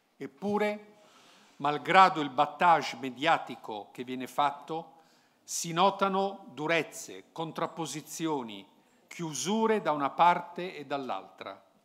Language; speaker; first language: Italian; native; Italian